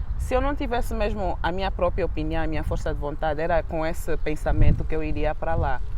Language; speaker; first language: Portuguese; native; Portuguese